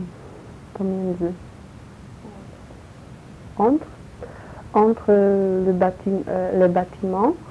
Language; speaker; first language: French; non-native, learner; Polish